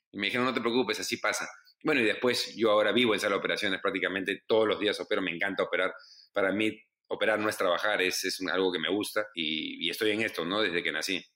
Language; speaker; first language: Spanish; native; Spanish